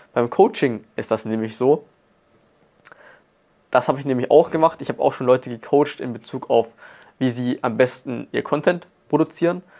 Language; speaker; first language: German; native; German